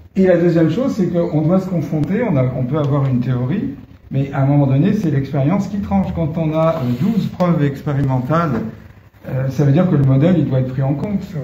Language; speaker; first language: French; native; French